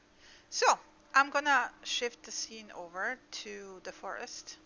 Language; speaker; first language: English; native; English